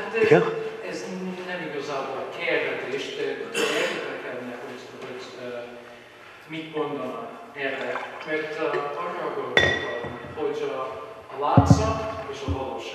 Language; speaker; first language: Hungarian; non-native, fluent; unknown